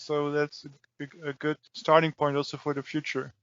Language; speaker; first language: English; non-native, fluent; Dutch